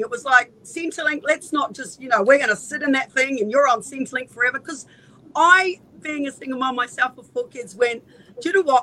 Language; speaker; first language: English; native; English